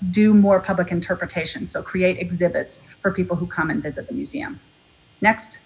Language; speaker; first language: English; native; English